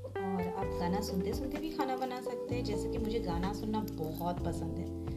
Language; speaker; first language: Hindi; non-native, local second language; Assamese